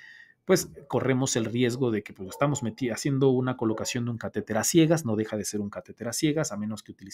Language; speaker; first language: Spanish; native; Spanish